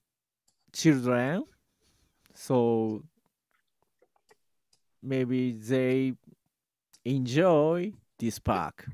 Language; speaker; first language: English; non-native, learner; Japanese